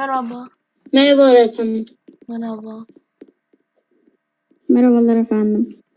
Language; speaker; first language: Turkish; native; Turkish